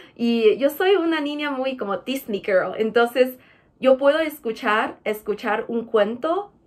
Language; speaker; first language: Spanish; non-native, fluent; Chinese